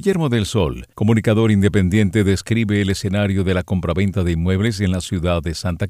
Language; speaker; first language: Spanish; native; Spanish